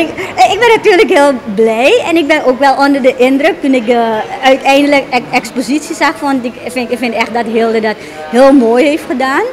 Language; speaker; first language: Dutch; native; Dutch